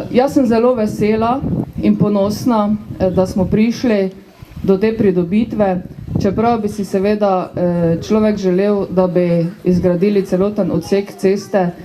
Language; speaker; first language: Slovenian; native; Slovenian